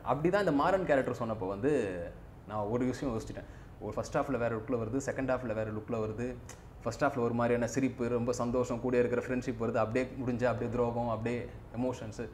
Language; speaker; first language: Tamil; native; Tamil